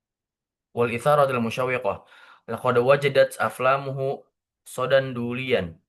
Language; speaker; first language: Arabic; non-native, learner; Indonesian